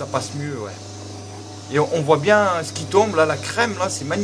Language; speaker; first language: French; native; French